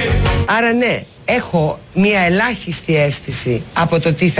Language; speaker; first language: Greek; native; Greek